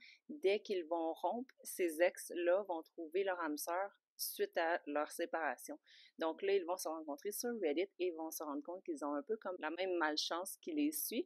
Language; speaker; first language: French; native; French